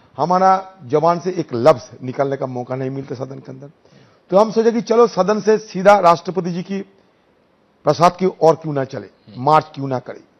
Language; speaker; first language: Hindi; non-native, local second language; Bangla